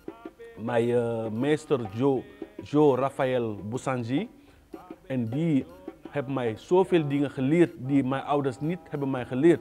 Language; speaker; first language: Dutch; non-native, learner; Wolof